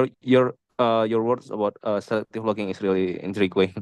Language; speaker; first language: English; non-native, local second language; Indonesian